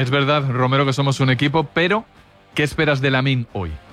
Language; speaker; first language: Spanish; native; Spanish